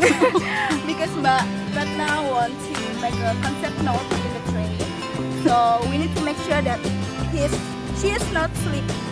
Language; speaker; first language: English; non-native, local second language; Indonesian